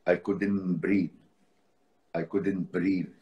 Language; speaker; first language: English; non-native, fluent; Arabic